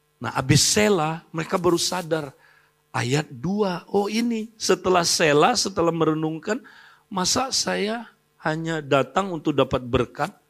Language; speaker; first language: Indonesian; native; Indonesian